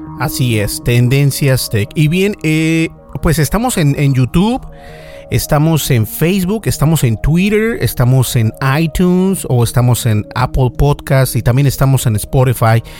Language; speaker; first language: Spanish; native; Spanish